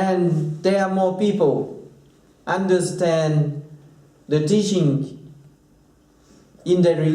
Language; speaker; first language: English; non-native, fluent; Thai